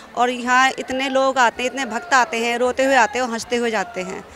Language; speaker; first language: Hindi; native; Hindi